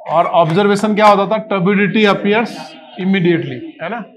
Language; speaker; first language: Hindi; native; Hindi